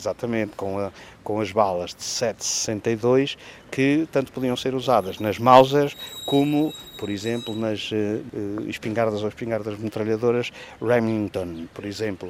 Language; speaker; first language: Portuguese; native; Portuguese